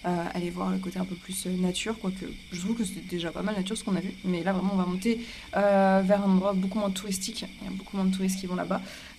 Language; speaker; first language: French; native; French